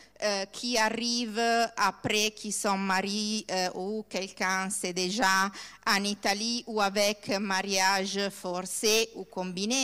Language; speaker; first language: French; non-native, learner; Italian